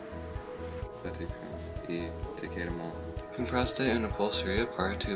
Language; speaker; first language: Spanish; non-native, learner; English